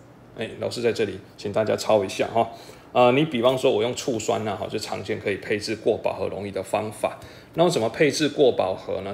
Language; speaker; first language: Chinese; native; Chinese